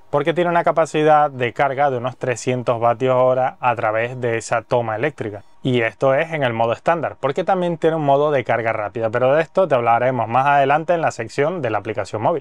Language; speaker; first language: Spanish; native; Spanish